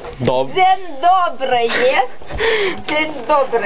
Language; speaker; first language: Russian; non-native, learner; Lithuanian